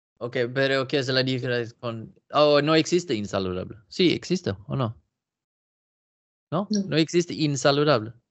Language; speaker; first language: Spanish; non-native, learner; Swedish